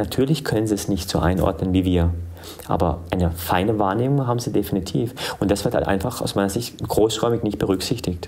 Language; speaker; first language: German; early bilingual, other home language; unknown